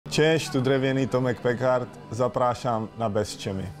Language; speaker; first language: Polish; non-native, learner; Czech